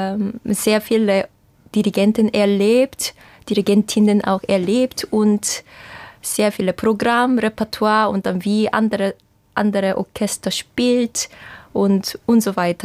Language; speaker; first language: German; non-native, fluent; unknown